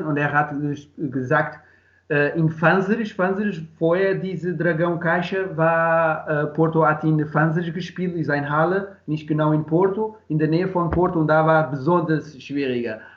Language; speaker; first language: German; non-native, learner; Portuguese